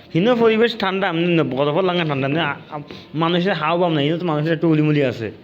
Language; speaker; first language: Bangla; non-native, local second language; Sylheti